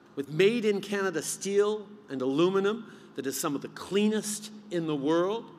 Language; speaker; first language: English; early bilingual, other home language; French